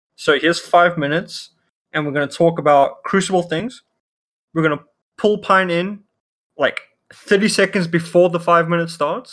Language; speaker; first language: English; non-native, local second language; Afrikaans